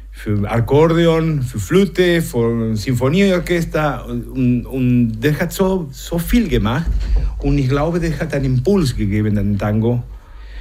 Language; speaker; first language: German; non-native, fluent; Spanish